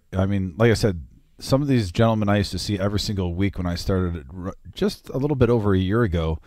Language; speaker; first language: English; native; English